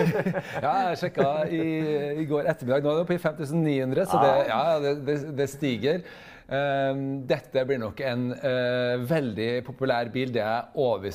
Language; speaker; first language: Norwegian; native; Norwegian